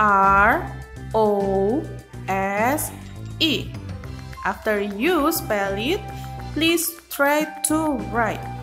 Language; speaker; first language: English; non-native, learner; Indonesian